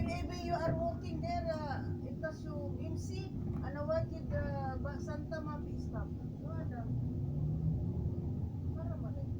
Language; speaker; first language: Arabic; non-native, learner; Filipino